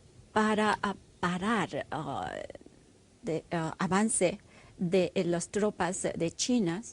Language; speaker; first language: Spanish; non-native, fluent; Korean